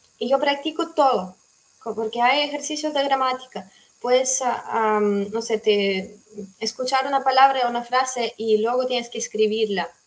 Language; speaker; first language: Spanish; non-native, fluent; Russian